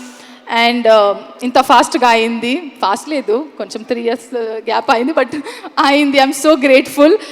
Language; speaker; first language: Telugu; non-native, learner; Kannada